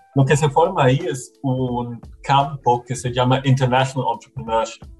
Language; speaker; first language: Spanish; non-native, fluent; German